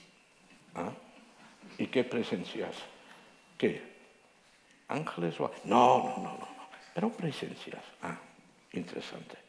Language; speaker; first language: Spanish; non-native, fluent; Dutch